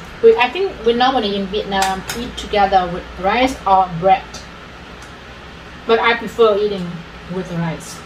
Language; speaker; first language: English; non-native, fluent; Vietnamese